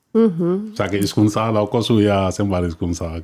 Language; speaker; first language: Basque; non-native, learner; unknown